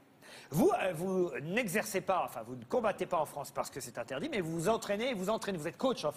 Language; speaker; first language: French; native; French